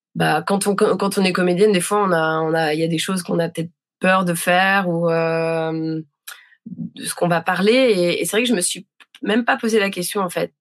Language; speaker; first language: French; native; French